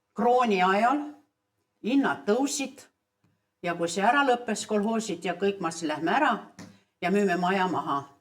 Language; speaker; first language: Estonian; early bilingual, heritage; Estonian